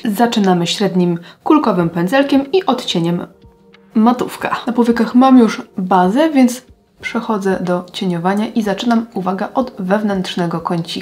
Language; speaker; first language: Polish; native; Polish